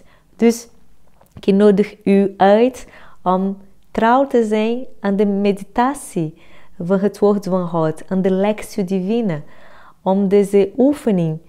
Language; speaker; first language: Dutch; non-native, fluent; Portuguese